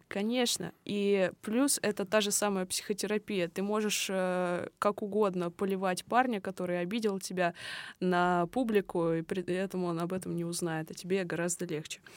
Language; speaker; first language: Russian; native; Russian